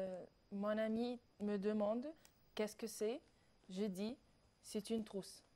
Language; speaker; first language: French; non-native, learner; Arabic